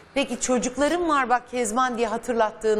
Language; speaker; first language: Turkish; native; Turkish